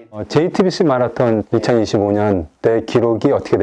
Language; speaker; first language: Korean; native; Korean